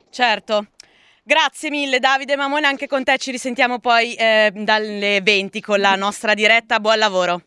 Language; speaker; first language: Italian; native; Italian